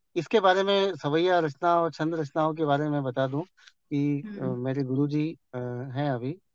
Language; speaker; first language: Hindi; native; Hindi